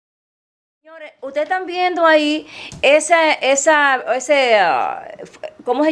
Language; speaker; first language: Spanish; native; Spanish